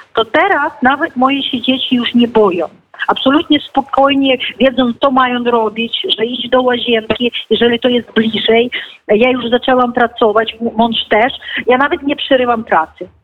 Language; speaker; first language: Polish; non-native, fluent; Ukrainian